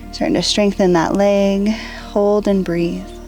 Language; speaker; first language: English; native; English